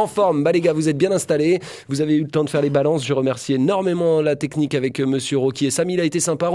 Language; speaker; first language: French; native; French